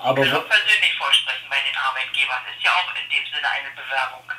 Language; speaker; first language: German; native; German